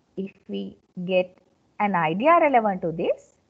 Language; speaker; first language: English; non-native, local second language; Sinhala